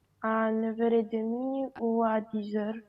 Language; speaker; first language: French; non-native, learner; Romanian